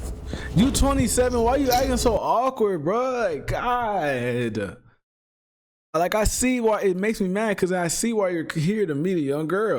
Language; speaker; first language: English; native; English